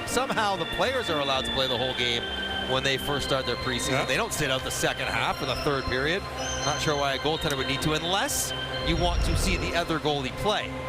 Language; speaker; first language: English; native; English